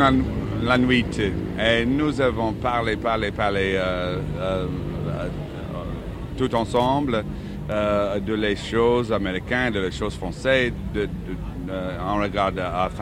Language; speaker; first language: French; non-native, learner; English